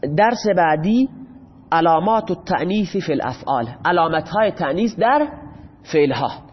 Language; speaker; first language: Persian; non-native, local second language; Baluchi